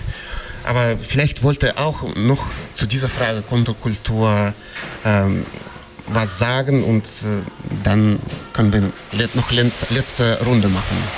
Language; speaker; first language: German; non-native, fluent; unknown